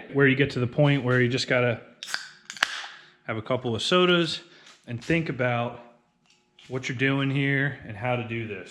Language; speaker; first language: English; native; English